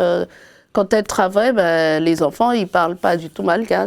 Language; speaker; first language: French; non-native, local second language; Malagasy